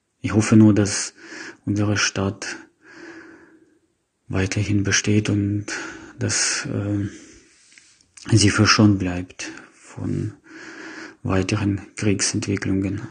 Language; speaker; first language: German; non-native, fluent; Ukrainian